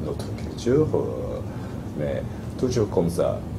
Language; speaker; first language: French; non-native, fluent; Japanese